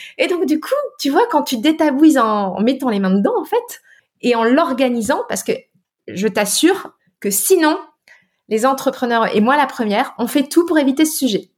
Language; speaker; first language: French; native; French